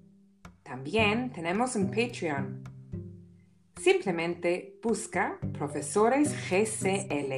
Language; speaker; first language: Spanish; non-native, fluent; English